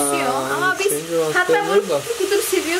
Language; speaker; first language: Turkish; non-native, learner; Indonesian